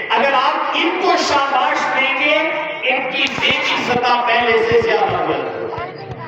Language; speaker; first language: Urdu; non-native, local second language; Punjabi